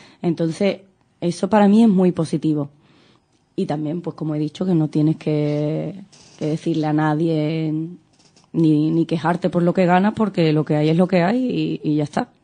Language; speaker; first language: Spanish; native; Spanish